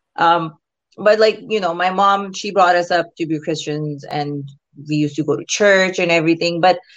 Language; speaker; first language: English; non-native, local second language; Urdu